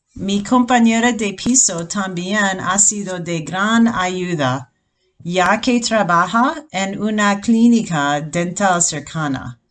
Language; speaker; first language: Spanish; non-native, fluent; English